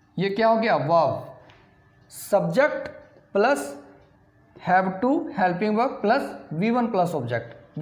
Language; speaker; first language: Hindi; native; Hindi